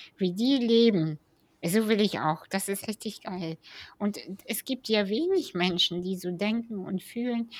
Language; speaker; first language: German; early bilingual, other home language; Russian